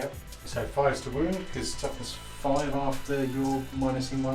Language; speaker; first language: English; native; English